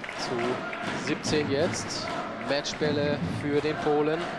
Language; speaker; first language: German; native; German